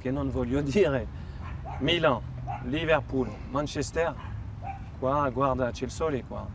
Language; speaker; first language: Italian; non-native, fluent; French